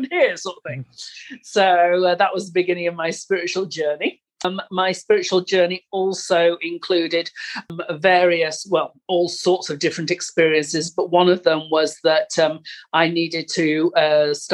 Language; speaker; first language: English; native; English